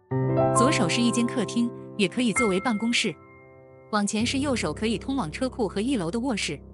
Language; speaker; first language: Chinese; native; Chinese